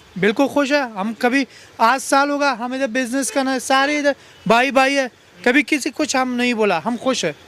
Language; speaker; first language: Hindi; non-native, learner; Pashto